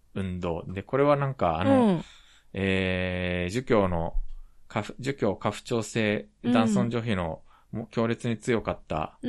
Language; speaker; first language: Japanese; early bilingual, heritage; Korean